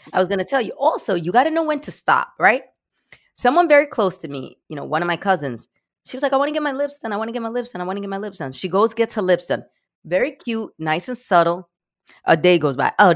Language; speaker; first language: English; early bilingual, other home language; Spanish